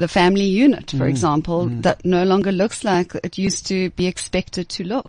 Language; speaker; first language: English; native; English